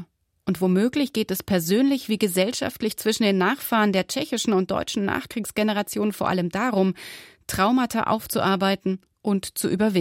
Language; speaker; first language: German; native; German